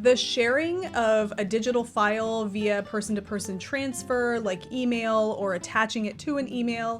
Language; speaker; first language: English; native; English